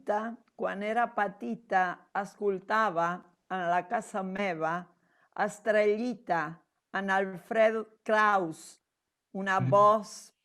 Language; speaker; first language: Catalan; non-native, fluent; Spanish